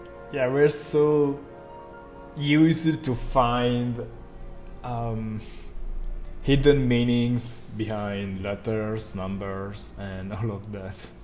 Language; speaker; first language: English; non-native, fluent; Italian